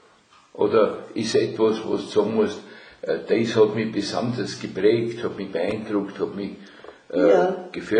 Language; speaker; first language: German; native; German